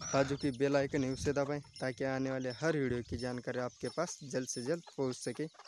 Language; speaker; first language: Hindi; non-native, local second language; Marathi